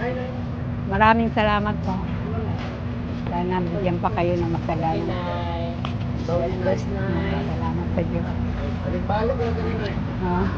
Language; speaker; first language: Filipino; non-native, local second language; Waray